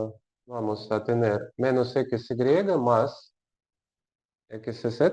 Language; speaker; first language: Spanish; non-native, learner; Russian